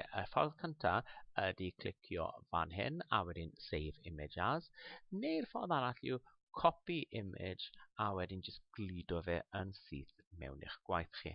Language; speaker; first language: Welsh; non-native, local second language; English